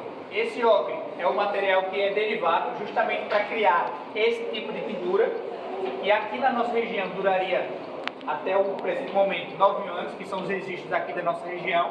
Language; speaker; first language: Portuguese; native; Portuguese